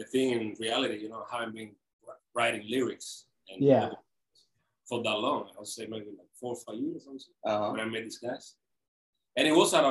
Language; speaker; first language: English; non-native, fluent; Spanish